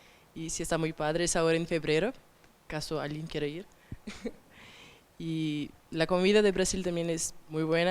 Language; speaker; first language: Spanish; non-native, fluent; Portuguese